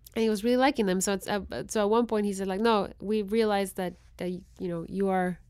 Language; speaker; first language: English; non-native, fluent; Spanish